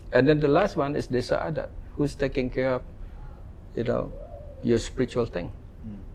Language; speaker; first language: English; non-native, fluent; Indonesian